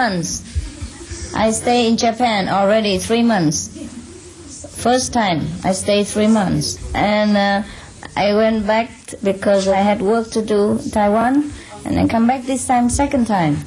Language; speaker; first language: English; non-native, fluent; Vietnamese